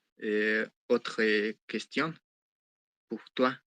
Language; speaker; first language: French; non-native, learner; Spanish